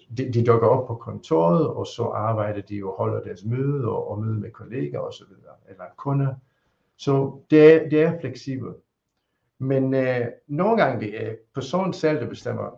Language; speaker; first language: Danish; non-native, fluent; English